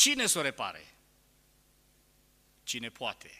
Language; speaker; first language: Romanian; native; Romanian